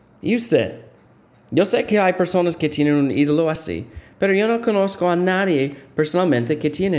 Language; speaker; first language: Spanish; non-native, fluent; English